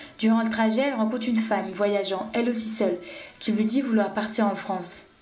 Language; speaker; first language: French; native; French